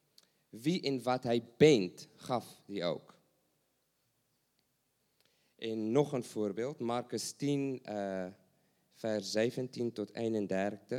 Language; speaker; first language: Dutch; non-native, learner; English